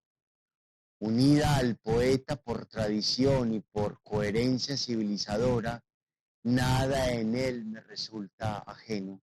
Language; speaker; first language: Spanish; native; Spanish